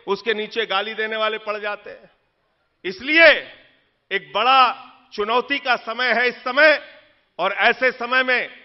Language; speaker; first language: Hindi; native; Hindi